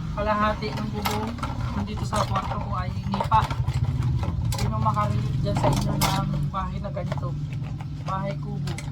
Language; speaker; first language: Filipino; non-native, local second language; Bikol